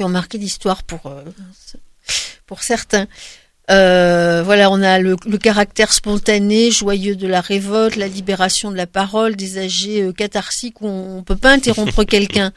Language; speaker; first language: French; native; French